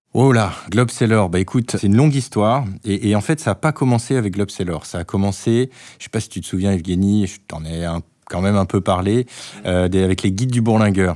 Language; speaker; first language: French; native; French